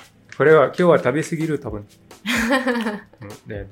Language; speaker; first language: Japanese; non-native, learner; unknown